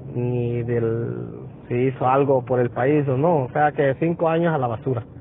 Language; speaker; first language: Spanish; native; Spanish